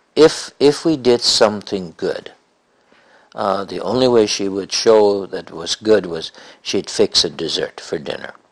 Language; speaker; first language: English; native; English